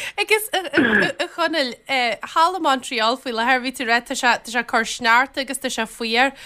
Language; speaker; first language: Irish; native; Irish